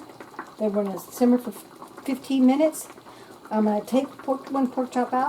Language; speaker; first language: English; native; English